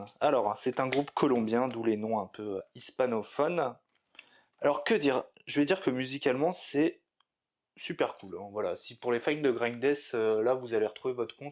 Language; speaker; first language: French; native; French